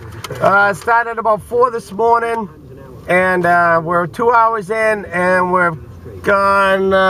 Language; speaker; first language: English; native; English